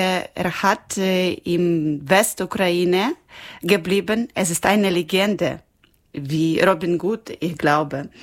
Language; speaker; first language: German; non-native, learner; Ukrainian